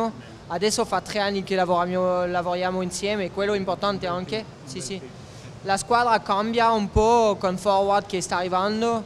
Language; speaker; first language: Italian; non-native, fluent; French